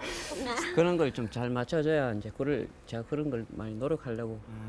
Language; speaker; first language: Korean; native; Korean